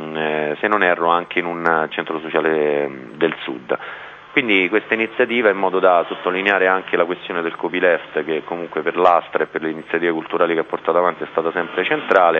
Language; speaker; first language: Italian; native; Italian